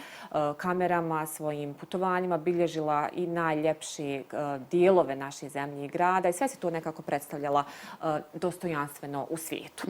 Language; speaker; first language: Bosnian; native; Bosnian